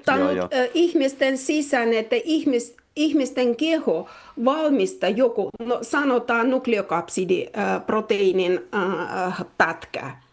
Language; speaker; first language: Finnish; non-native, fluent; Russian